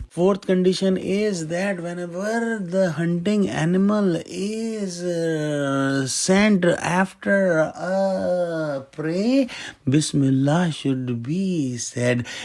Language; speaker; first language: English; non-native, local second language; Urdu